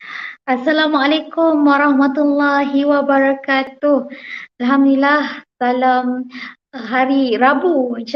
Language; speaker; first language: Malay; native; Malay